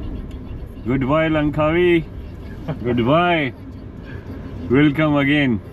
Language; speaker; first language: English; non-native, local second language; Urdu